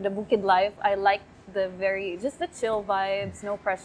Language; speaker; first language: English; non-native, local second language; Cebuano